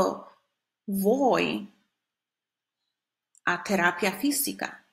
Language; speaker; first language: Spanish; non-native, fluent; English